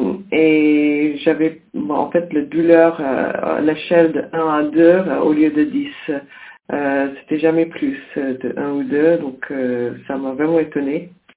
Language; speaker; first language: French; native; French